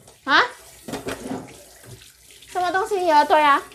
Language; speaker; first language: Chinese; non-native, learner; Indonesian